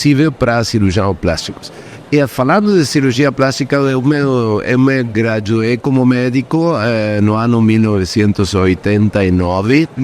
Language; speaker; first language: Portuguese; non-native, fluent; Spanish